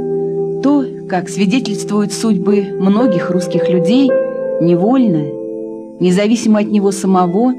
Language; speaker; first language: Russian; native; Russian